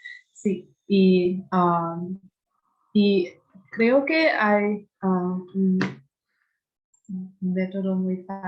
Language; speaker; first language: Spanish; non-native, fluent; English